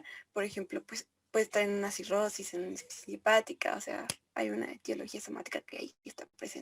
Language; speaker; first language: Spanish; native; Spanish